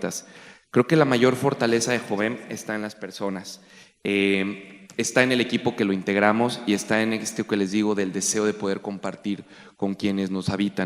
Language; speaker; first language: Spanish; native; Spanish